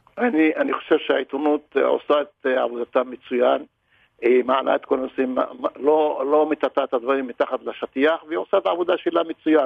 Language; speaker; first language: Hebrew; non-native, local second language; Arabic